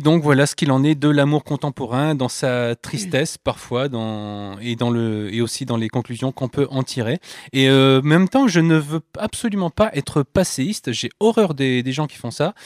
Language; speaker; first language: French; native; French